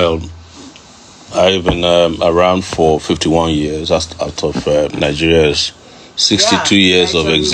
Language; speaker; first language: English; non-native, local second language; Yoruba